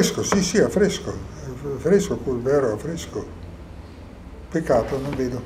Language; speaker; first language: Italian; non-native, local second language; Slovenian